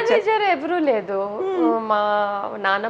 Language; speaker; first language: Telugu; non-native, learner; Tamil